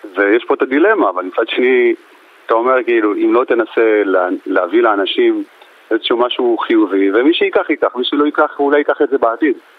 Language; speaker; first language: Hebrew; early bilingual, other home language; Amharic